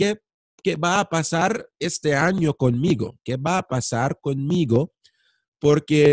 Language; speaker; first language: Spanish; non-native, fluent; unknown